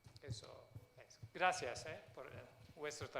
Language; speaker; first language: Spanish; non-native, fluent; Italian